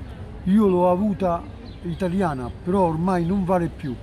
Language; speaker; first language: Italian; non-native, fluent; Arabic